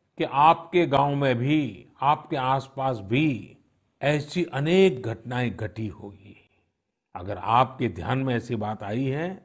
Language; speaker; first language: Hindi; non-native, local second language; Gujarati